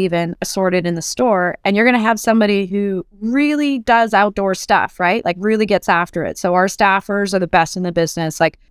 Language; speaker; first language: English; native; English